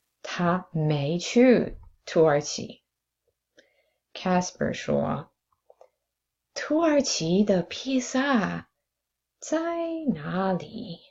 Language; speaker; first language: Chinese; non-native, fluent; English